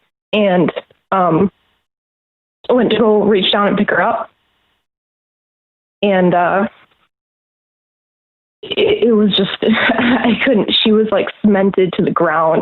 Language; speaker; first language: English; native; English